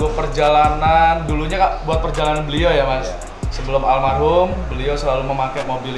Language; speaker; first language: Indonesian; non-native, local second language; Javanese